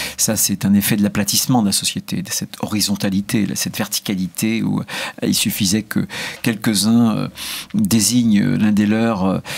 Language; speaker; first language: French; native; French